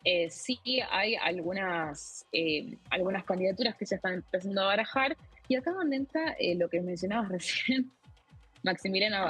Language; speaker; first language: Spanish; native; Spanish